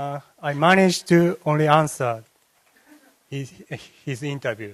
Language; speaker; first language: English; non-native, learner; Japanese